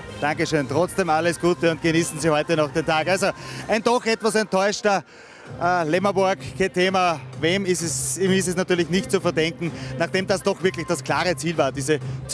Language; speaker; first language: German; native; German